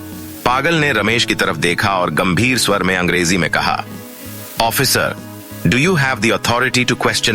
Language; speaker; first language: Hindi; native; Hindi